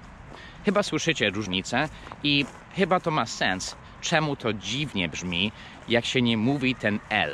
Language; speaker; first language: Polish; non-native, fluent; English